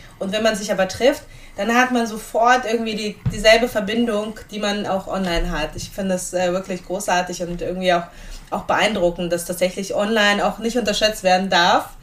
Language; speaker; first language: German; early bilingual, other home language; Russian